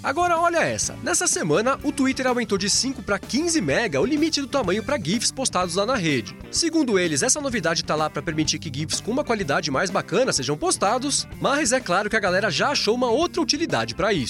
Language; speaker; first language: Portuguese; native; Portuguese